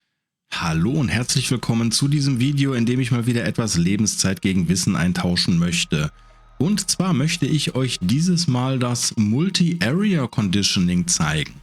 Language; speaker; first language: German; native; German